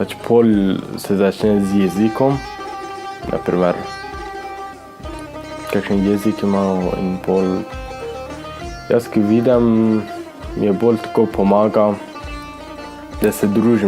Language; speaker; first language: Slovenian; non-native, learner; Persian